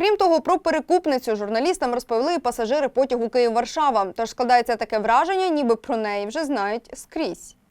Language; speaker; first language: Ukrainian; native; Ukrainian